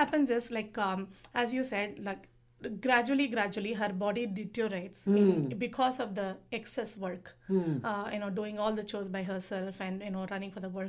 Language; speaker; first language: English; non-native, local second language; Tamil